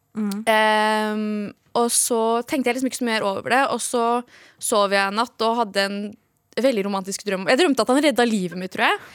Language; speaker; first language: Norwegian; early bilingual, other home language; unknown